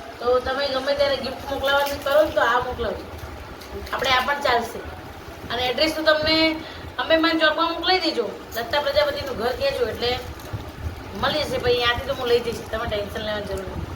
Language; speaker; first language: Gujarati; native; Gujarati